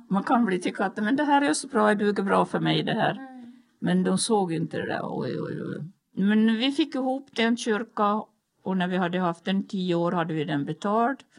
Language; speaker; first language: Swedish; native; Swedish